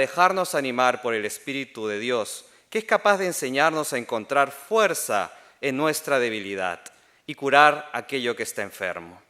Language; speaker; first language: Spanish; native; Spanish